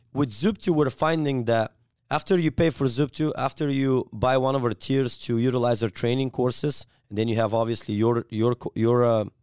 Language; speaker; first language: English; non-native, fluent; Bulgarian